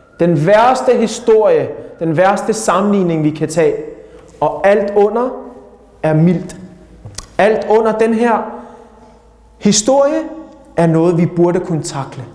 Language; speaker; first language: Danish; early bilingual, other home language; Urdu